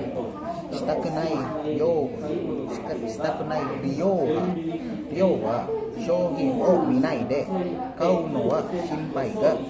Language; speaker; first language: Japanese; non-native, learner; Indonesian